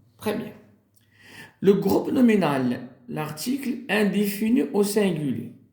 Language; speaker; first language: French; non-native, local second language; Arabic